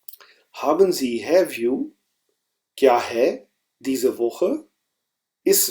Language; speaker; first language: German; non-native, fluent; Urdu